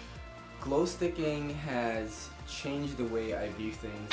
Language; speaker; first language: English; native; English